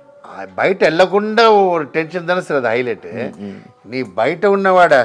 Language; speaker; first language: Telugu; non-native, learner; Tamil